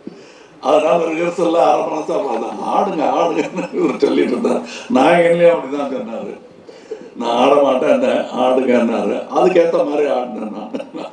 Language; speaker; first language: Tamil; native; Tamil